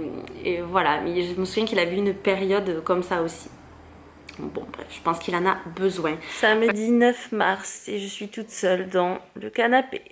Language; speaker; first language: French; native; French